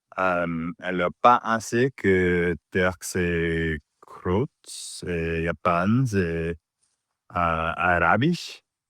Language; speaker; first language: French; non-native, learner; English